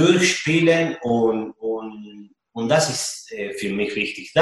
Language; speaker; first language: German; non-native, fluent; Spanish